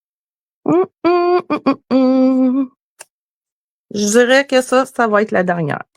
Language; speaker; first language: French; native; French